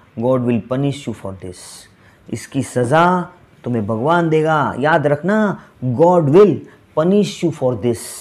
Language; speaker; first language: Hindi; native; Hindi